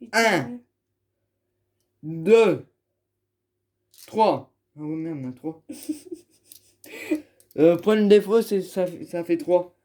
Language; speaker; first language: French; native; French